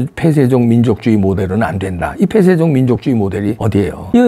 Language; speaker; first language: Korean; native; Korean